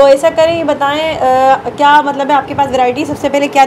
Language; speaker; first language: Urdu; native; Urdu